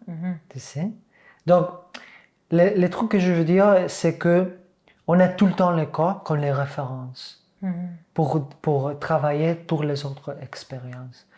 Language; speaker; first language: French; non-native, fluent; Catalan